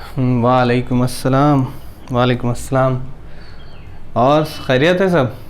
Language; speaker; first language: Urdu; native; Urdu